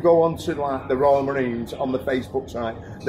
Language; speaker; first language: English; native; English